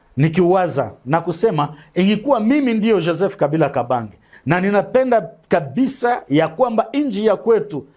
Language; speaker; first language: Swahili; native; Swahili